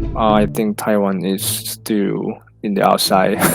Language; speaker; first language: English; non-native, learner; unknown